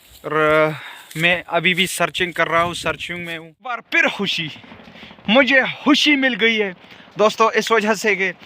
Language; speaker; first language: Hindi; non-native, local second language; Pashto